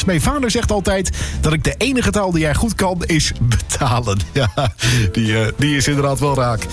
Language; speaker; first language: Dutch; native; Dutch